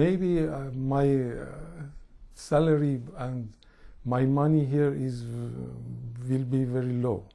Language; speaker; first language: English; non-native, learner; Persian